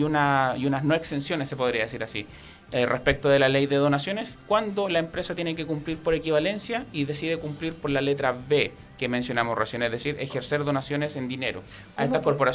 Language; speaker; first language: Spanish; native; Spanish